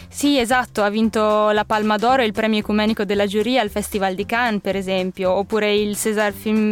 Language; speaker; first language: Italian; native; Italian